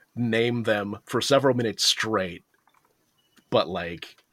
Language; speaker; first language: English; early bilingual, other home language; Japanese